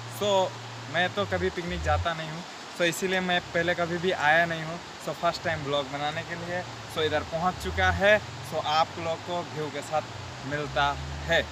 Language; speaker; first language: Hindi; non-native, local second language; Bangla